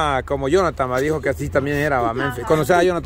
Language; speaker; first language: Spanish; native; Spanish